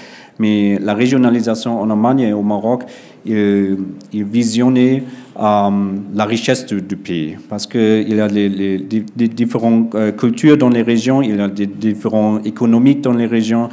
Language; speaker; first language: French; non-native, fluent; German